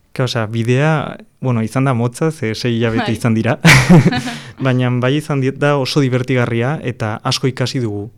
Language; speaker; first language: Basque; non-native, fluent; Catalan